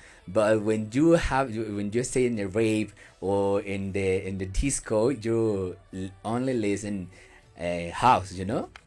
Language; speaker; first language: English; non-native, learner; Spanish